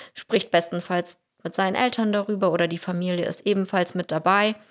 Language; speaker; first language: German; early bilingual, other home language; Russian